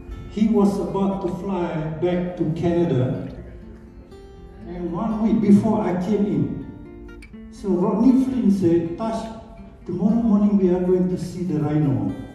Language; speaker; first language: English; non-native, local second language; Malay